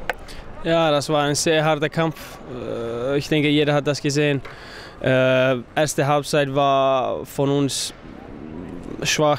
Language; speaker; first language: German; non-native, fluent; Icelandic